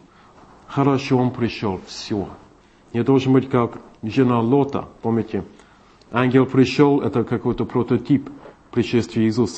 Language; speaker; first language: Russian; non-native, fluent; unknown